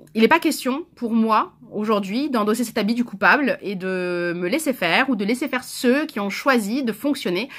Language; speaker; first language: French; native; French